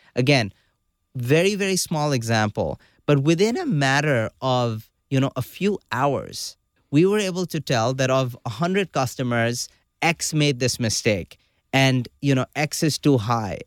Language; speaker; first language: English; non-native, local second language; Urdu